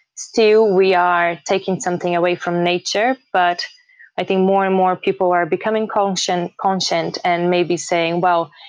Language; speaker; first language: English; early bilingual, heritage; Portuguese